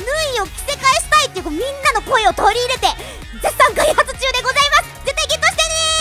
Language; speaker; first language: Japanese; native; Japanese